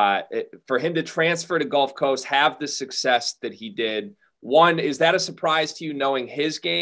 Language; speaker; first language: English; native; English